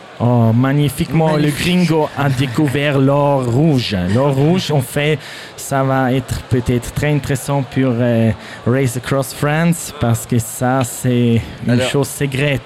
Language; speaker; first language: French; non-native, fluent; German